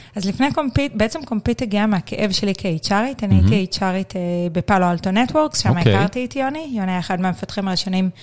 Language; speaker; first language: Hebrew; native; Hebrew